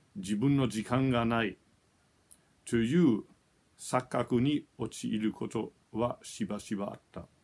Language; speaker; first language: Japanese; non-native, fluent; German